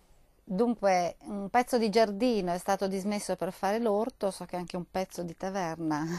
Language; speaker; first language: Italian; native; Italian